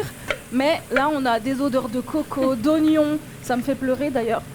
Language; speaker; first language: French; native; French